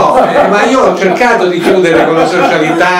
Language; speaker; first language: Italian; native; Italian